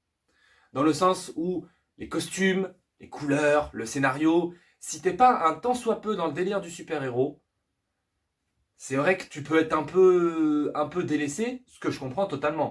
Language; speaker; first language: French; native; French